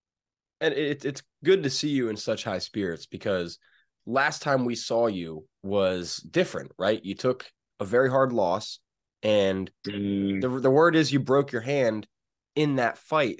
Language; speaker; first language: English; native; English